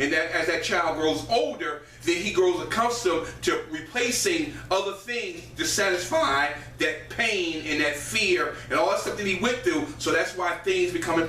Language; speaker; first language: English; native; English